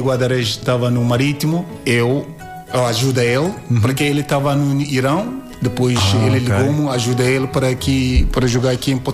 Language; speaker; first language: Portuguese; non-native, learner; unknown